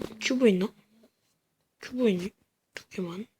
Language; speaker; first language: Korean; native; Korean